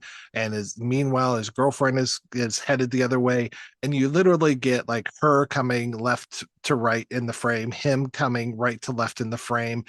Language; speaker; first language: English; native; English